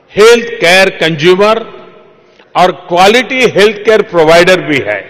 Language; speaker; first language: Hindi; non-native, local second language; Gujarati